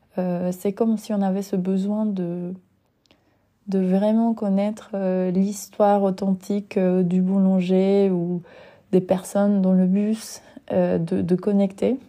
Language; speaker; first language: French; non-native, fluent; Spanish